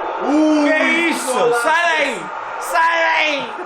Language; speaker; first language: Portuguese; non-native, learner; English